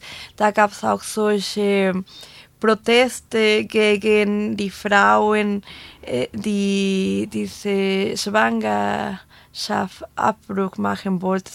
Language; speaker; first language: German; non-native, fluent; Spanish